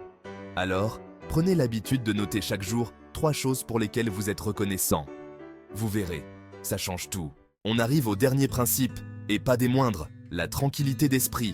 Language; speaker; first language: French; native; French